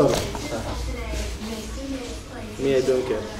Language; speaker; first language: English; non-native, learner; Greek